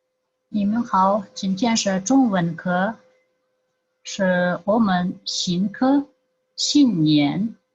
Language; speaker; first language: Chinese; non-native, fluent; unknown